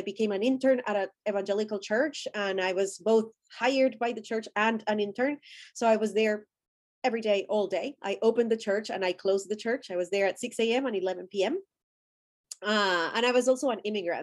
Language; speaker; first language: English; non-native, fluent; Spanish